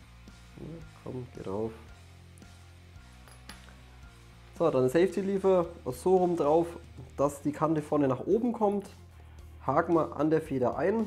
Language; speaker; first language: German; native; German